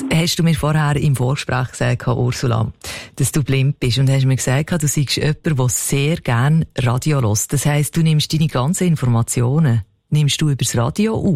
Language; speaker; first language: German; native; German